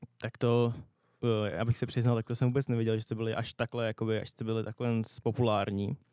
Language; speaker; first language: Czech; native; Czech